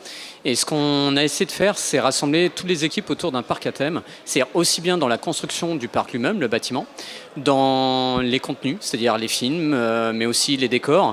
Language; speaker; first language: French; native; French